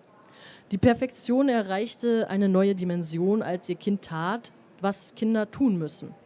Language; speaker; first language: German; native; German